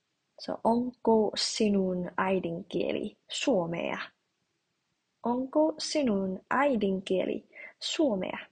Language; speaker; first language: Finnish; non-native, learner; Chinese